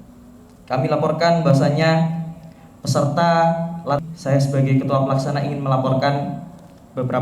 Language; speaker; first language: Indonesian; native; Indonesian